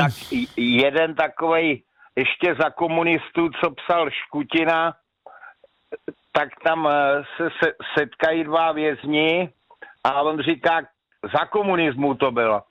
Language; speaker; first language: Czech; native; Czech